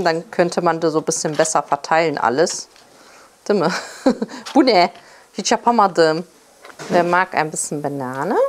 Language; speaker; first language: German; early bilingual, other home language; Polish